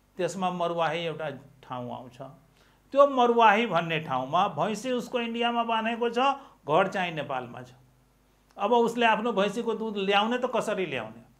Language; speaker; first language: Nepali; non-native, local second language; Maithili